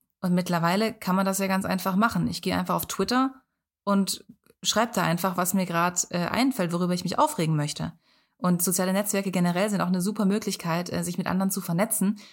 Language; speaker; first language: German; native; German